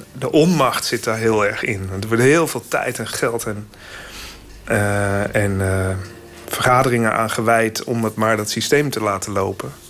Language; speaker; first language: Dutch; native; Dutch